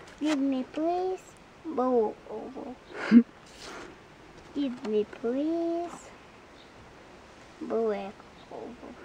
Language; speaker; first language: English; non-native, learner; Russian